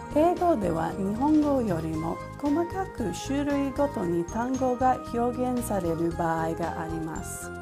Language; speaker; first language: Japanese; non-native, fluent; English